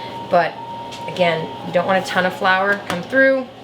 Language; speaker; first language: English; native; English